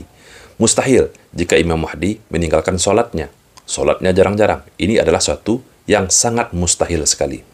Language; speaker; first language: Indonesian; native; Indonesian